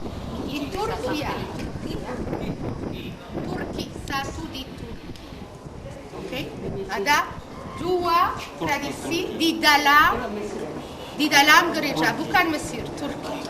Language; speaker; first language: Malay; non-native, fluent; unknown